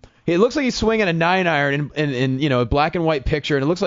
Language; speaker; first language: English; native; English